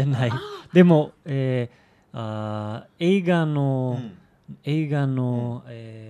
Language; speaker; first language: Japanese; non-native, learner; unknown